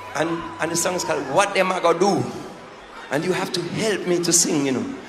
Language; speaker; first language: English; non-native, fluent; German